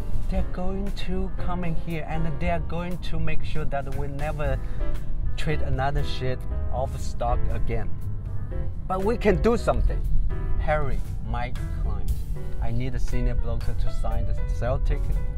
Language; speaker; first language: English; non-native, fluent; Chinese